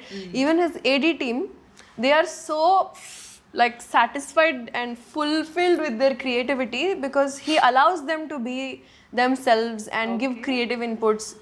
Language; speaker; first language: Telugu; non-native, local second language; Urdu